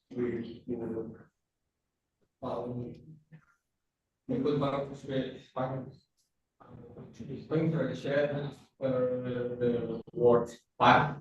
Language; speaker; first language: English; non-native, learner; Indonesian